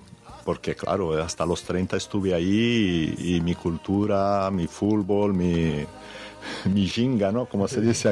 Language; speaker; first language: Spanish; early bilingual, heritage; Spanish